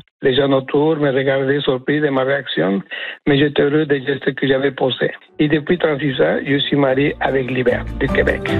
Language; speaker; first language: French; non-native, fluent; Spanish